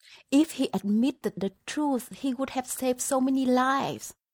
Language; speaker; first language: English; non-native, fluent; Vietnamese